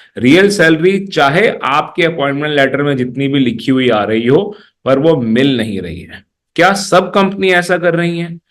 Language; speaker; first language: Hindi; native; Hindi